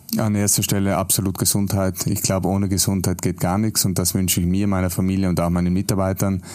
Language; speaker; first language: German; native; German